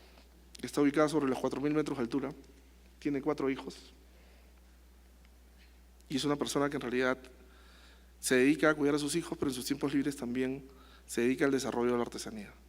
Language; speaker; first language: Spanish; native; Spanish